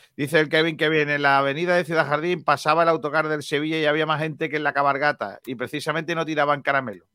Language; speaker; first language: Spanish; native; Spanish